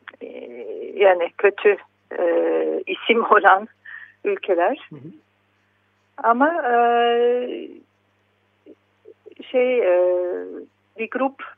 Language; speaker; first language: Turkish; non-native, fluent; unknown